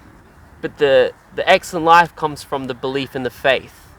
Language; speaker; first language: English; native; English